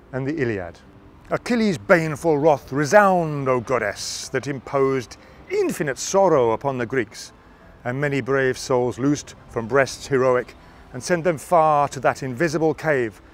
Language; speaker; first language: English; native; English